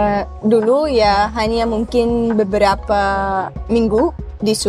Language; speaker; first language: Indonesian; non-native, learner; Arabic